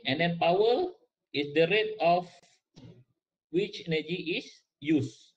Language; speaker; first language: English; non-native, local second language; Malay